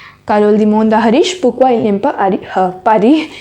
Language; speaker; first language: French; non-native, fluent; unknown